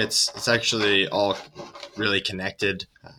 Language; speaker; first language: English; native; English